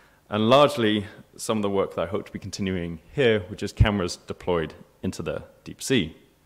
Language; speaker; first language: English; native; English